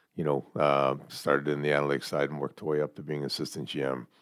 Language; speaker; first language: English; native; English